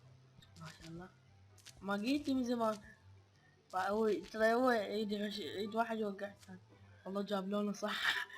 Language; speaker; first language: Arabic; native; Arabic